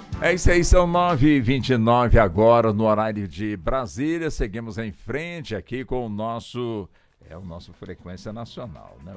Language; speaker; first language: Portuguese; native; Portuguese